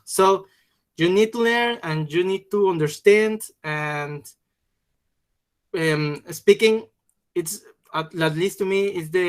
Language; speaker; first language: English; non-native, learner; Spanish